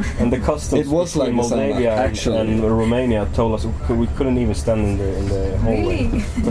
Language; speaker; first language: English; non-native, fluent; Swedish